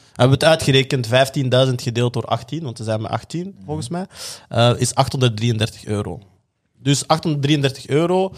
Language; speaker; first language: Dutch; native; Dutch